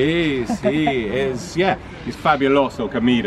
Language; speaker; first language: Spanish; non-native, learner; English